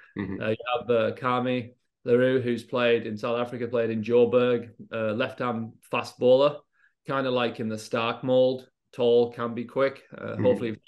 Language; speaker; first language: English; native; English